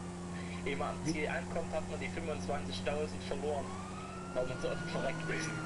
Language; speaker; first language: German; native; German